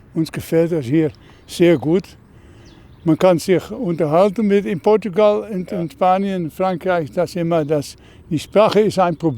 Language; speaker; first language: German; non-native, learner; Dutch